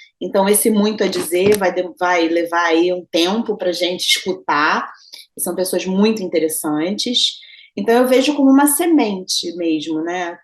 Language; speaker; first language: Portuguese; native; Portuguese